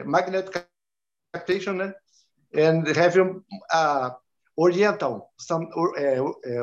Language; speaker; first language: English; non-native, learner; Portuguese